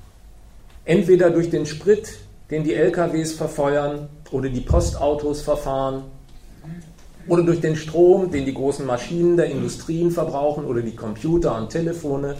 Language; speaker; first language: German; native; German